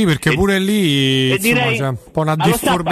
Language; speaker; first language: Italian; native; Italian